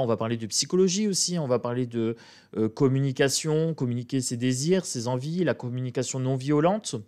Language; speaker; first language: French; native; French